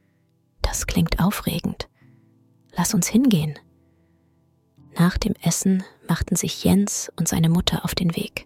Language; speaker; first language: German; native; German